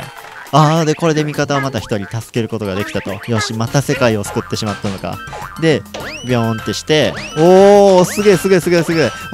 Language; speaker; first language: Japanese; native; Japanese